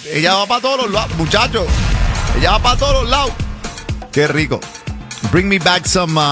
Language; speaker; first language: Spanish; early bilingual, heritage; Spanish